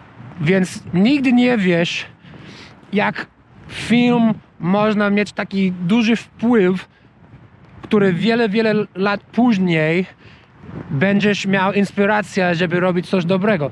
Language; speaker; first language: Polish; non-native, learner; English